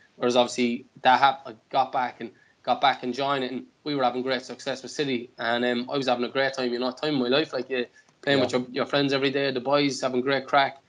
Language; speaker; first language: English; native; English